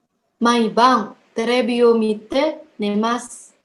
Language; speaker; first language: Japanese; non-native, learner; Indonesian